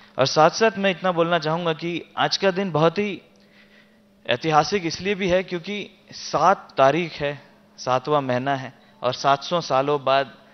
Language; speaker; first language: Hindi; native; Hindi